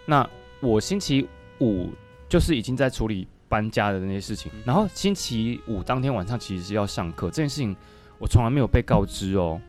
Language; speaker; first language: Chinese; native; Chinese